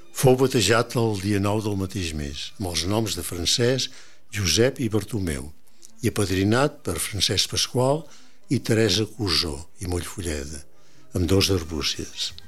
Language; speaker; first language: Catalan; native; Catalan